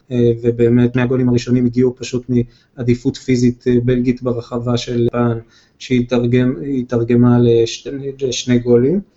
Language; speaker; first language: Hebrew; native; Hebrew